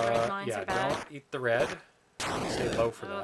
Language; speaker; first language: English; native; English